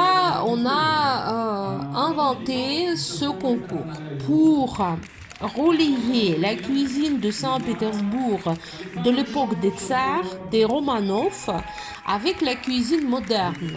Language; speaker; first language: French; non-native, fluent; Russian